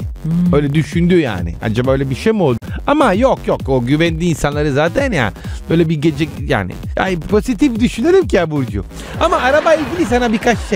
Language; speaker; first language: Turkish; non-native, fluent; Italian